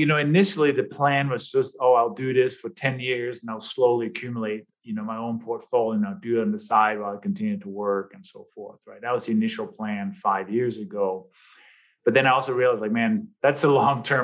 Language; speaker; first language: English; non-native, fluent; Danish